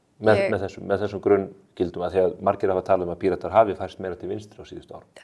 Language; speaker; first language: Icelandic; native; Icelandic